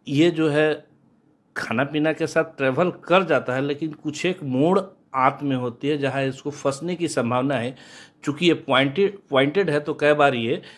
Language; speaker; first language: Hindi; native; Hindi